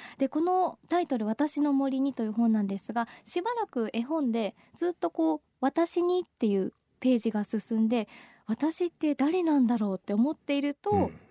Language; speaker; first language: Japanese; native; Japanese